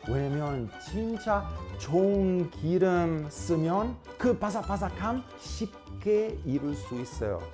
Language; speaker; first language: Korean; non-native, fluent; Italian